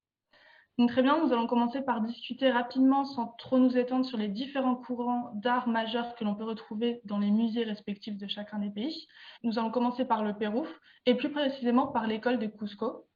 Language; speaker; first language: French; native; French